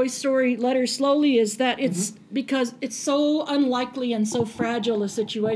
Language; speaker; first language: English; native; English